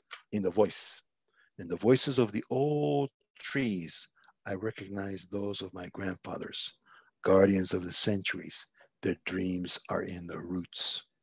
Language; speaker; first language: English; non-native, fluent; Spanish